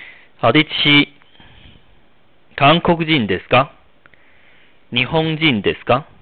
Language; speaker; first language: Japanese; non-native, fluent; Chinese